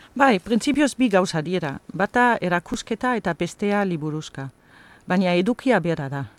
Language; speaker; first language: Basque; non-native, fluent; German